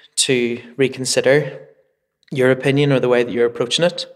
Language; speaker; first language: English; native; English